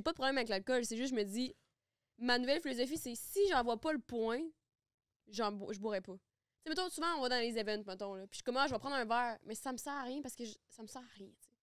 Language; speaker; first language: French; native; French